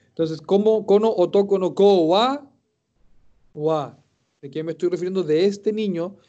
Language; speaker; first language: Spanish; native; Spanish